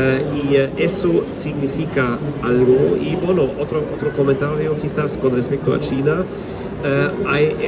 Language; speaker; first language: Spanish; non-native, fluent; German